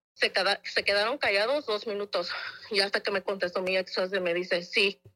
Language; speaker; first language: Spanish; early bilingual, heritage; Spanish